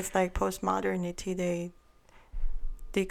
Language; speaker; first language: English; non-native, fluent; Armenian